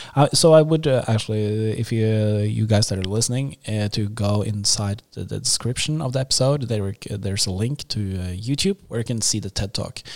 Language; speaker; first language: English; non-native, fluent; Norwegian